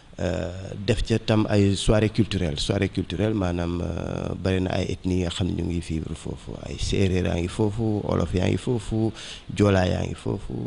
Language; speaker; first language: Wolof; non-native, local second language; Mandingo